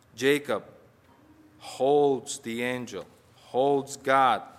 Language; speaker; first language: English; non-native, fluent; Russian